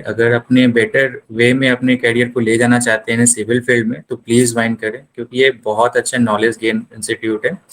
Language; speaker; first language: Hindi; native; Hindi